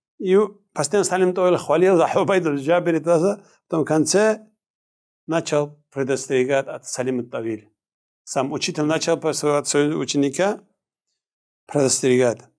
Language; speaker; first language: Russian; non-native, local second language; Kumyk